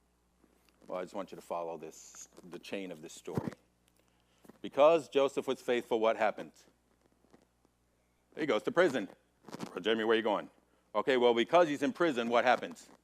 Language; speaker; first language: English; native; English